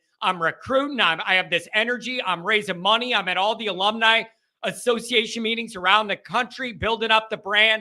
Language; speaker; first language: English; native; English